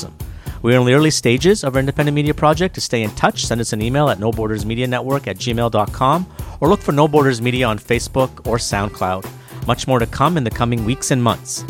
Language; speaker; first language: English; native; English